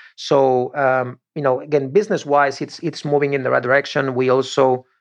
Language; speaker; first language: English; non-native, fluent; Spanish